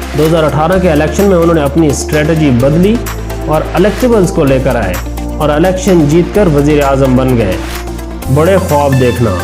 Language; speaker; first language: Urdu; native; Urdu